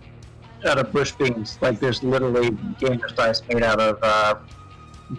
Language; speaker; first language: English; native; English